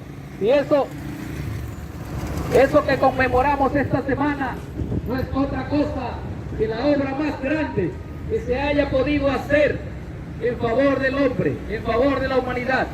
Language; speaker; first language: Spanish; native; Spanish